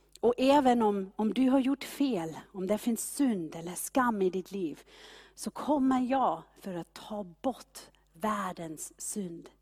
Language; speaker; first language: Swedish; non-native, fluent; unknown